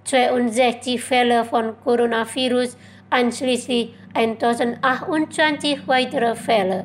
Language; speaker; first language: German; non-native, fluent; Indonesian